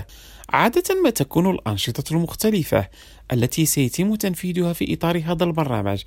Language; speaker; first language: Arabic; non-native, fluent; Indonesian